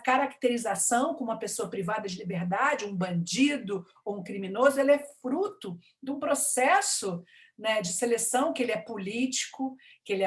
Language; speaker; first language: Portuguese; native; Portuguese